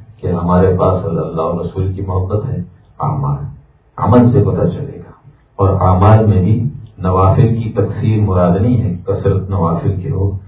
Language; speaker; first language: Urdu; native; Urdu